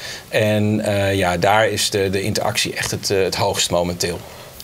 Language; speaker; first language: Dutch; native; Dutch